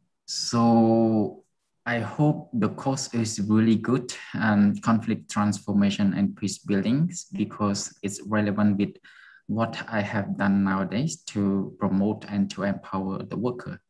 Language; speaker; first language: English; non-native, fluent; Khmer